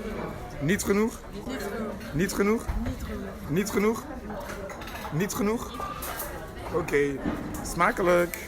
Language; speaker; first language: Dutch; non-native, learner; French